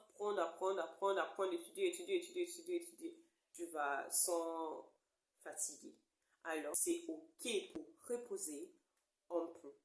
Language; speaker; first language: French; non-native, learner; English